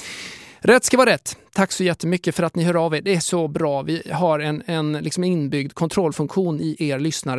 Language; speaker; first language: Swedish; native; Swedish